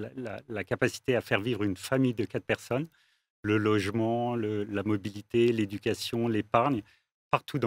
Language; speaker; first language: French; native; French